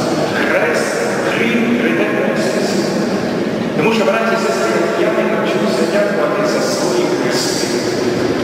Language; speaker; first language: Ukrainian; non-native, local second language; Rusyn